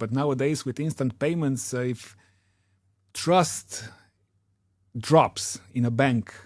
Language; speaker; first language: English; non-native, fluent; Slovenian